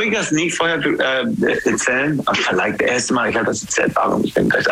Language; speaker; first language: German; non-native, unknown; English